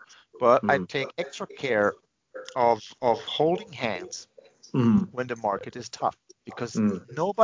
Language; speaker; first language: English; non-native, fluent; Finnish